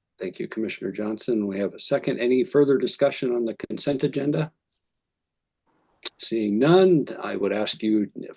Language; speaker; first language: English; native; English